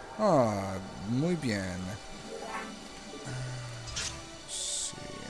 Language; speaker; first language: Spanish; non-native, learner; English